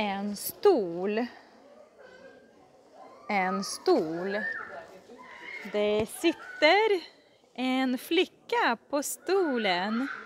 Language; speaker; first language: Swedish; non-native, fluent; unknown